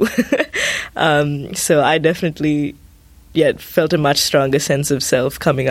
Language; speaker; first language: English; non-native, local second language; Sinhala